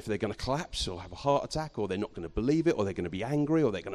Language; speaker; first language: English; native; English